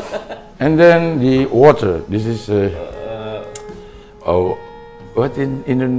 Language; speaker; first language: English; non-native, learner; Indonesian